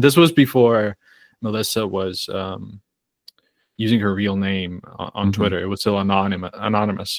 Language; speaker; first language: English; non-native, fluent; Croatian